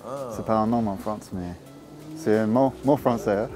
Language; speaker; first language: French; non-native, learner; English